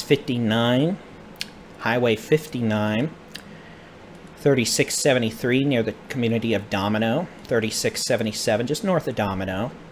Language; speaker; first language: English; native; English